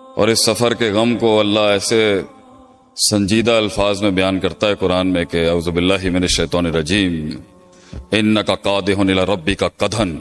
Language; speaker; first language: Urdu; native; Urdu